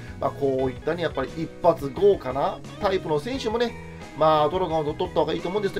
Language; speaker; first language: Japanese; native; Japanese